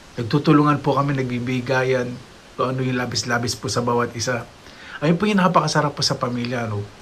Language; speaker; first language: Filipino; native; Filipino